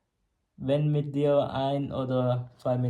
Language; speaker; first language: German; non-native, learner; Malayalam